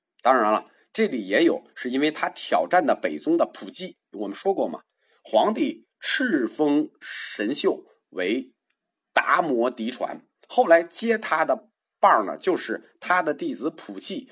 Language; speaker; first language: Chinese; native; Chinese